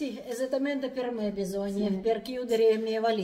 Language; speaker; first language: Italian; non-native, learner; Russian